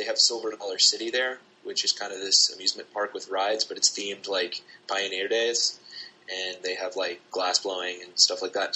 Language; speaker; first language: English; native; English